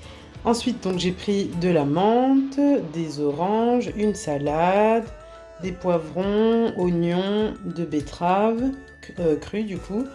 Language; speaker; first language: French; native; French